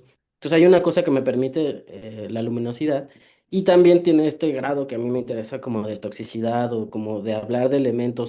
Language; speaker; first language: Spanish; native; Spanish